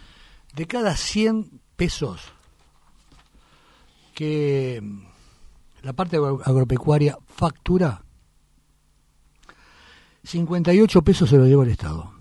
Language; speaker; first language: Spanish; native; Spanish